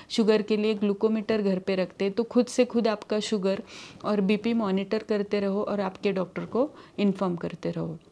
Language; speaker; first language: Hindi; non-native, local second language; Marathi